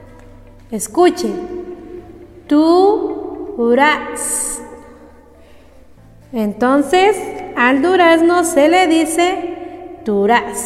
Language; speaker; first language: Spanish; non-native, local second language; Kaqchikel